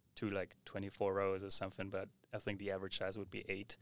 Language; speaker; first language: English; non-native, fluent; German